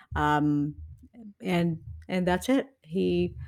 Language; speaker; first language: English; non-native, fluent; Spanish